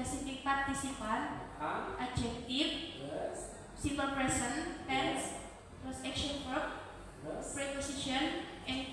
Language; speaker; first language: English; non-native, learner; Indonesian